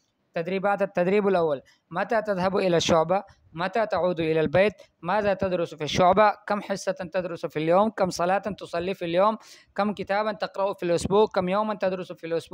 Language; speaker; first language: Arabic; non-native, fluent; Urdu